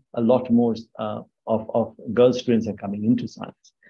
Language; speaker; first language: English; non-native, local second language; Bangla